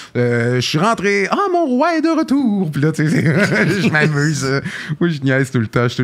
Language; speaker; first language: French; native; French